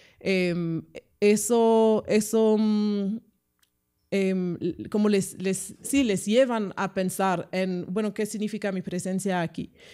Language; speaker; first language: Spanish; non-native, fluent; French